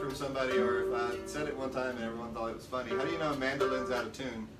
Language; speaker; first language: English; native; English